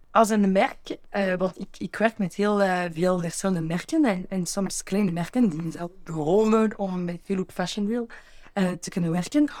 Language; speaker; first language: Dutch; non-native, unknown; French